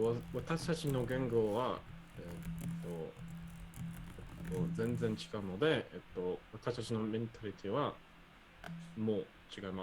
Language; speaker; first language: Japanese; non-native, learner; English